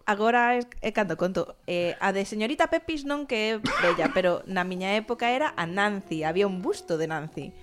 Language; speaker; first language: Galician; non-native, local second language; Spanish